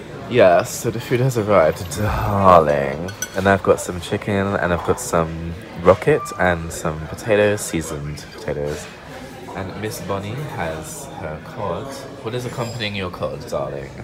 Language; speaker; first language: English; native; English